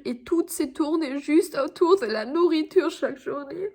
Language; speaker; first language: French; non-native, fluent; German